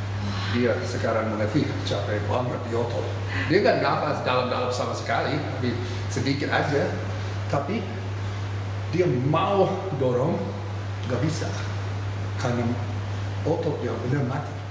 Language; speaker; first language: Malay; non-native, fluent; English